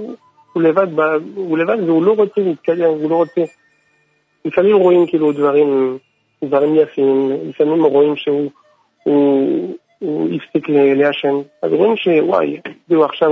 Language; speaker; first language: Hebrew; non-native, fluent; French